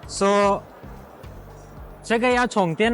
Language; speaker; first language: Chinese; non-native, learner; Hindi